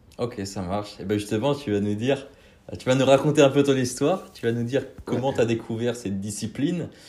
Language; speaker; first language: French; native; French